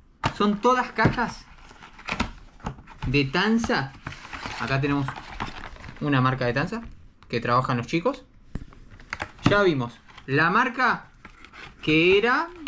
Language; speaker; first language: Spanish; native; Spanish